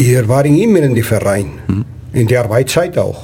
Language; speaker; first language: German; non-native, learner; Spanish